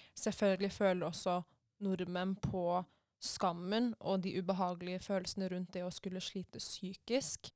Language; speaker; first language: Norwegian; early bilingual, other home language; Persian